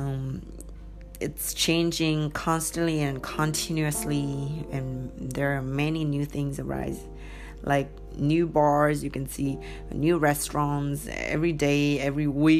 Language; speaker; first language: English; non-native, fluent; Vietnamese